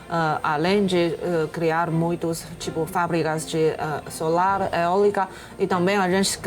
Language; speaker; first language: Portuguese; non-native, fluent; Chinese